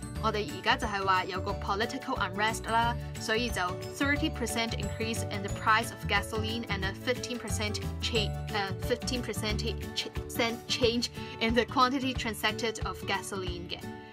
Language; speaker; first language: English; non-native, local second language; Cantonese